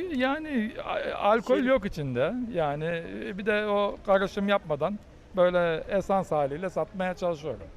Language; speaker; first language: Turkish; native; Turkish